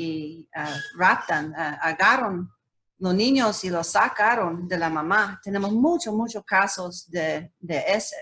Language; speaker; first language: Spanish; non-native, learner; English